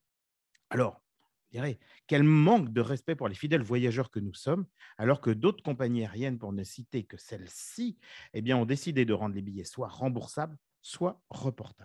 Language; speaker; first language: French; native; French